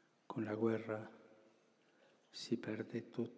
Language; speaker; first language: Italian; early bilingual, heritage; Spanish